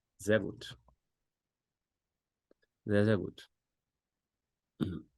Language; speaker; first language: German; non-native, fluent; Portuguese